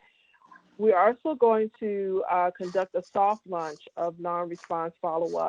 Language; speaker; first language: English; native; English